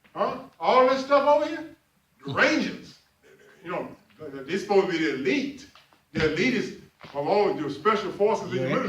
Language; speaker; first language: English; native; English